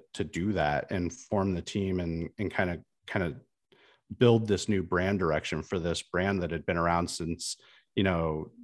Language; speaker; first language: English; native; English